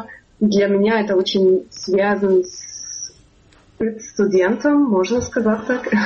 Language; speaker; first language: Russian; non-native, fluent; German